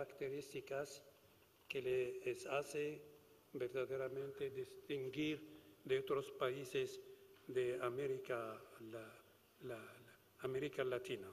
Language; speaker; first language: Spanish; non-native, fluent; Arabic